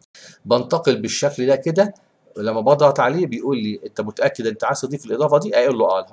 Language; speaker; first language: Arabic; native; Arabic